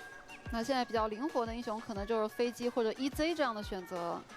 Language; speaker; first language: Chinese; native; Chinese